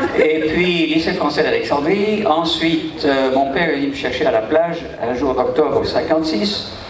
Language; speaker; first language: French; native; French